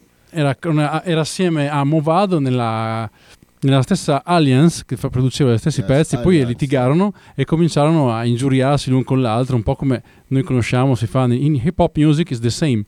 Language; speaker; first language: Italian; native; Italian